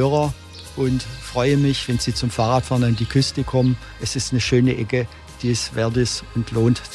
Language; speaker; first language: German; native; German